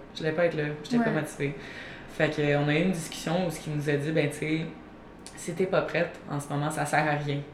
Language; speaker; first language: French; native; French